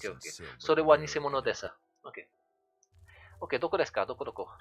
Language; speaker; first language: Japanese; non-native, learner; French